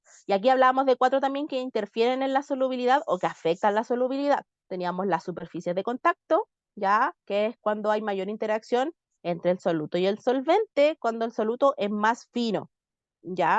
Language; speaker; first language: Spanish; native; Spanish